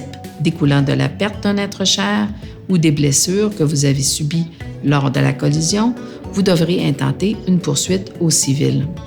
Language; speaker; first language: French; native; French